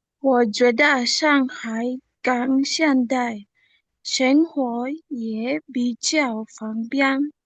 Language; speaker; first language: Chinese; non-native, learner; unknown